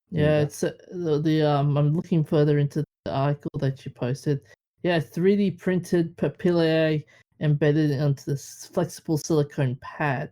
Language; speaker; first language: English; native; English